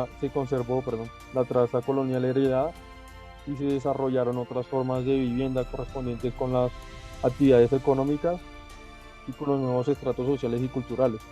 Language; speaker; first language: Spanish; native; Spanish